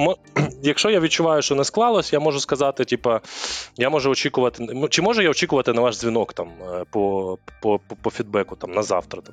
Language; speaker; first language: Ukrainian; native; Ukrainian